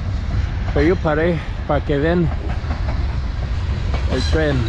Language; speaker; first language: Spanish; non-native, fluent; English